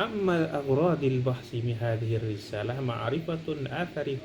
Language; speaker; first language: Arabic; non-native, fluent; Indonesian